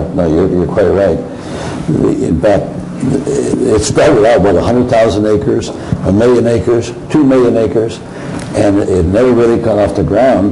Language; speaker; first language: English; native; English